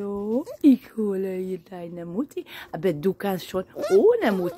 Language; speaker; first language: German; non-native, learner; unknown